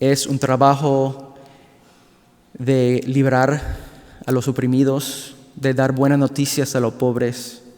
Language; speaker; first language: Spanish; non-native, fluent; English